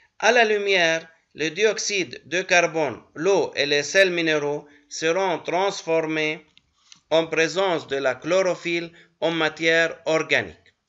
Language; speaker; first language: French; non-native, local second language; Arabic